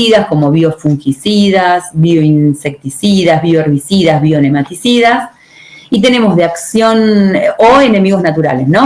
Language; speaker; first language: Spanish; native; Spanish